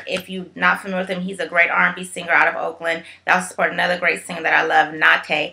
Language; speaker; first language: English; native; English